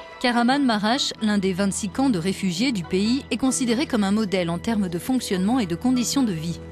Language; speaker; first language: French; native; French